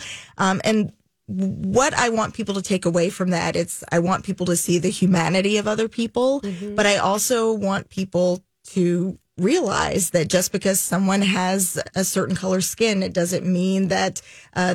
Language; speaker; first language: English; native; English